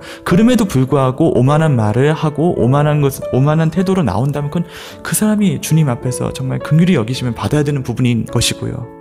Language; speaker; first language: Korean; native; Korean